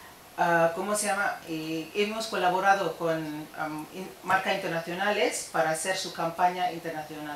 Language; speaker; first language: Spanish; non-native, fluent; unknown